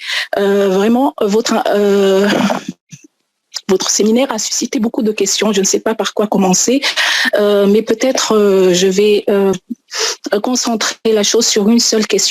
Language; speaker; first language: French; non-native, local second language; Arabic